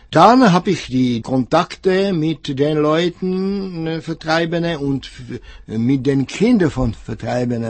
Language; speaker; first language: German; non-native, fluent; Czech